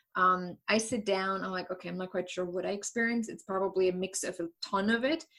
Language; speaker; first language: English; non-native, fluent; German